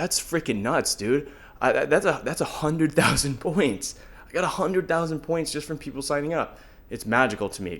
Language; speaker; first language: English; native; English